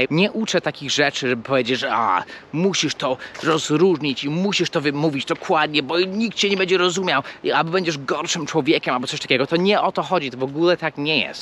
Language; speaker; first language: Polish; non-native, fluent; English